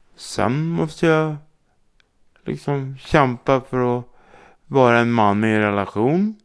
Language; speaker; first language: Swedish; native; Swedish